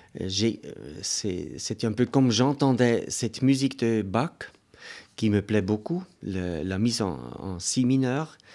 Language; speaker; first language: French; non-native, local second language; German